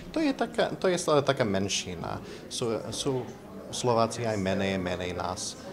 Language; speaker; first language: Slovak; early bilingual, heritage; Slovak